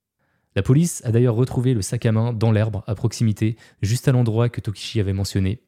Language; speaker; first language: French; native; French